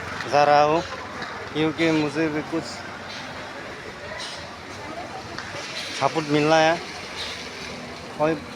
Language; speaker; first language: Hindi; non-native, local second language; Kok Borok